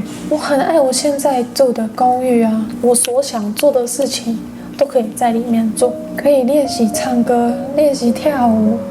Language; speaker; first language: Chinese; non-native, fluent; English